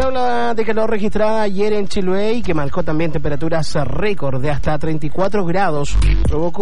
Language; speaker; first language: Spanish; native; Spanish